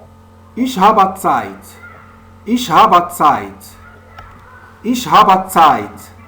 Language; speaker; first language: German; non-native, fluent; French